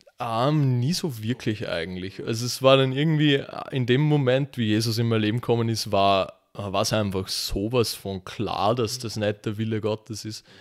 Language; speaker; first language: German; native; German